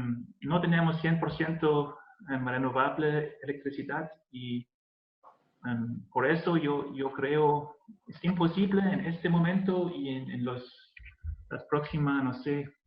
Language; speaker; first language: Spanish; non-native, learner; German